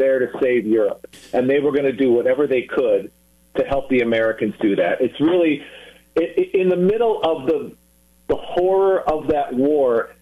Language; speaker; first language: English; native; English